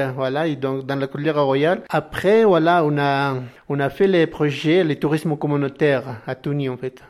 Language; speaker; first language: French; non-native, learner; Spanish